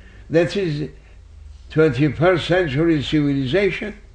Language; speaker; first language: English; non-native, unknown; Turkish